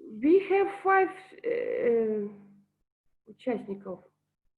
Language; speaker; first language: English; non-native, learner; Russian